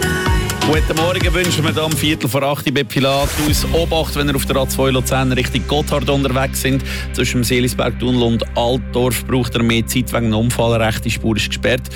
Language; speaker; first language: German; native; German